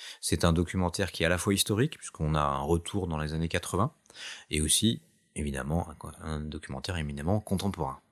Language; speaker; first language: French; native; French